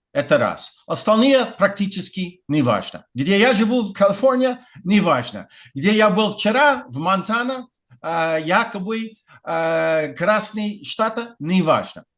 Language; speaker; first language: Russian; non-native, fluent; English